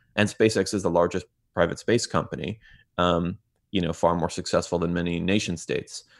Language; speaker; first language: English; non-native, fluent; Hebrew